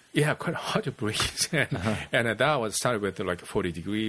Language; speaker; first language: English; non-native, fluent; Japanese